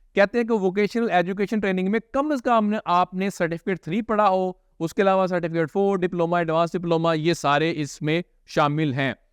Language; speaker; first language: Urdu; non-native, local second language; Punjabi